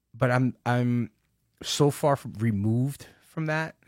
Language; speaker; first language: English; early bilingual, other home language; Spanish